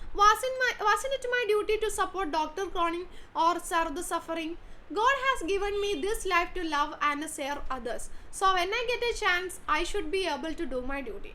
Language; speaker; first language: English; non-native, local second language; Malayalam